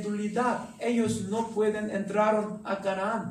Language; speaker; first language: Spanish; non-native, learner; Korean